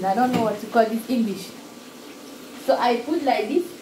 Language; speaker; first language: English; non-native, learner; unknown